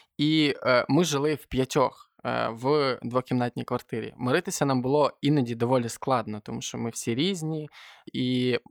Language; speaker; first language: Ukrainian; native; Ukrainian